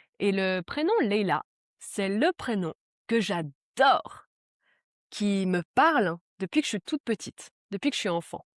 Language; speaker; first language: French; early bilingual, other home language; Portuguese